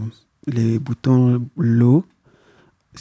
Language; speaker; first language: French; non-native, learner; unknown